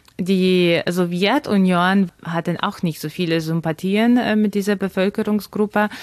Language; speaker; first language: German; non-native, fluent; Ukrainian